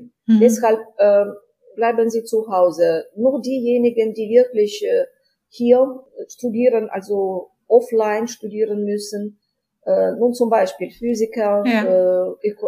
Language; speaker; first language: German; non-native, fluent; Ukrainian